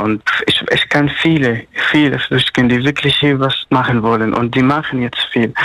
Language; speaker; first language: German; non-native, fluent; Arabic